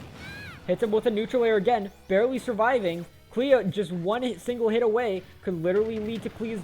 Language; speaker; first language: English; native; English